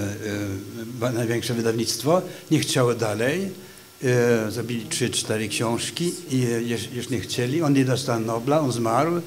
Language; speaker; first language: Polish; non-native, fluent; Swedish